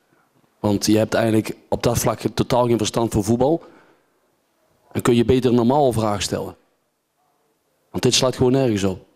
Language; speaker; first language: Dutch; native; Dutch